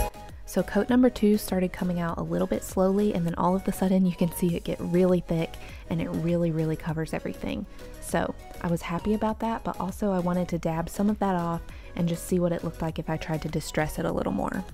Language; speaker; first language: English; native; English